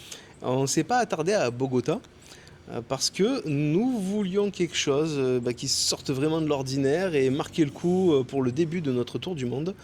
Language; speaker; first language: French; native; French